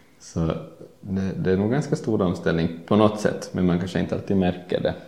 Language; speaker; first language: Swedish; native; Swedish